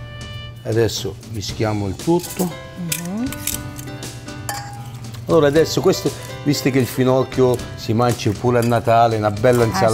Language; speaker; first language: Italian; early bilingual, heritage; Italian